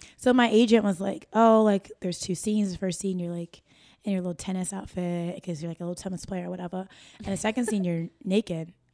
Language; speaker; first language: English; native; English